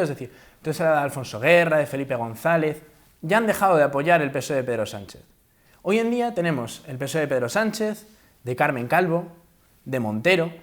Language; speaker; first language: Spanish; native; Spanish